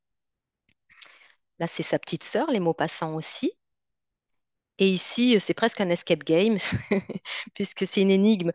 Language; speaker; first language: French; native; French